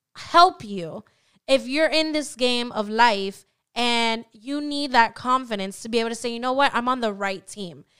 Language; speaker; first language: English; native; English